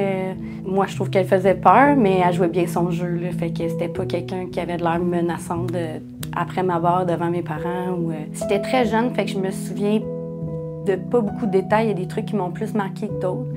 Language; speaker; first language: French; native; French